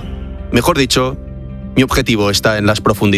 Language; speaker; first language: Spanish; native; Spanish